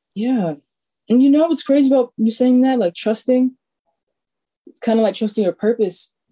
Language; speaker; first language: English; native; English